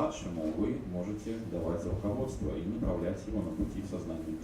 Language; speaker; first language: Russian; native; Russian